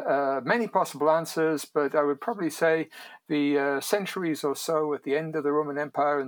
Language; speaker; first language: English; native; English